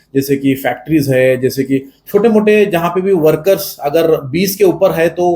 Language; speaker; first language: Hindi; non-native, local second language; Marathi